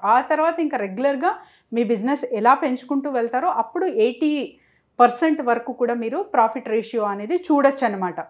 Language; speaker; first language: Telugu; non-native, local second language; Urdu